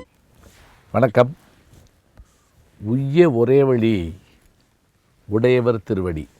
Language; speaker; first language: Tamil; native; Tamil